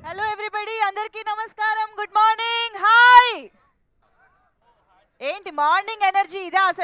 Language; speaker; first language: Telugu; native; Telugu